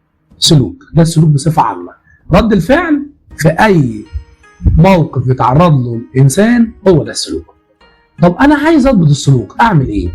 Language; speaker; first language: Arabic; native; Arabic